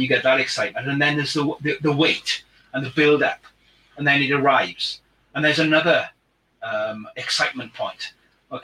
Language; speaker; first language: English; native; English